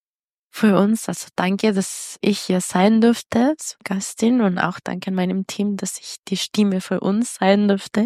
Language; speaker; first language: German; non-native, fluent; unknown